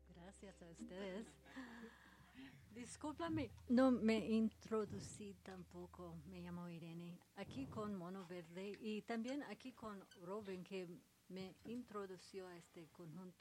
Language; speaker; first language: Spanish; early bilingual, heritage; Spanish